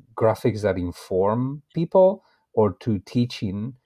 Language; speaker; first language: English; non-native, fluent; Spanish